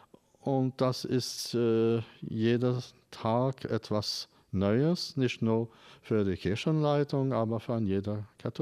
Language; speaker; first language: German; non-native, fluent; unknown